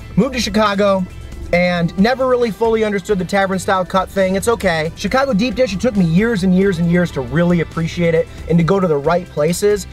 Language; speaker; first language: English; native; English